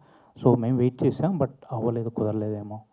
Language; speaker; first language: Telugu; native; Telugu